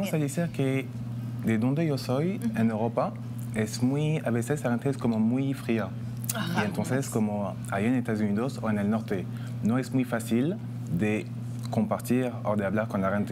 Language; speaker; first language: Spanish; non-native, fluent; French